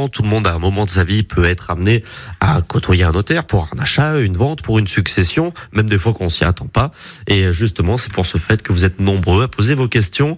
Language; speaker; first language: French; native; French